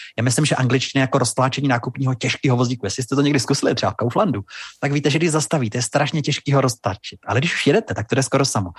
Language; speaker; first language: Czech; native; Czech